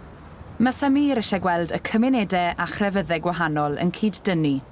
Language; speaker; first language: Welsh; native; Welsh